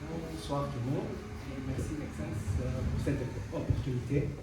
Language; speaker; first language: French; non-native, fluent; Arabic